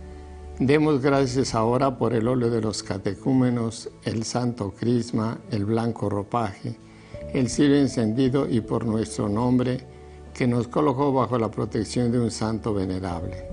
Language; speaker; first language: Spanish; native; Spanish